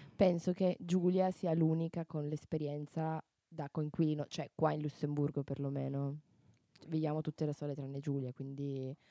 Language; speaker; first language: Italian; native; Italian